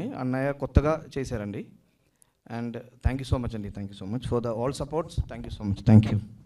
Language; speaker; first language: Telugu; non-native, learner; Malayalam